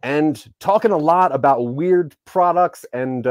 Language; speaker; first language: English; native; English